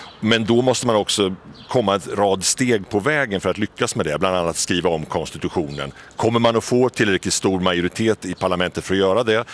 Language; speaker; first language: Swedish; native; Swedish